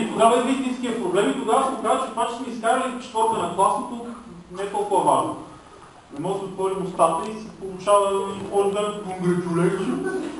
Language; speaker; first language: Bulgarian; non-native, local second language; Romanian